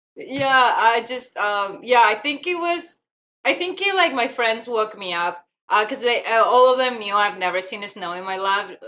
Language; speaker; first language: English; non-native, fluent; Spanish